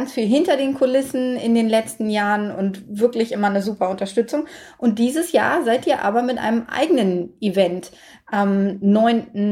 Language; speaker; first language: German; native; German